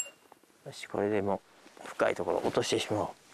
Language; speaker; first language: Japanese; native; Japanese